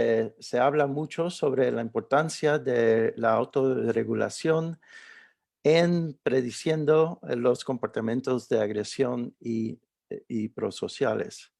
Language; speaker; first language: Spanish; early bilingual, heritage; Spanish